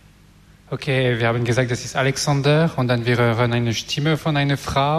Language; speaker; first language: German; non-native, learner; French